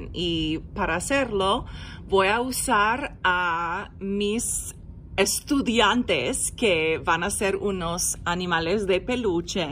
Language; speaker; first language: Spanish; non-native, fluent; English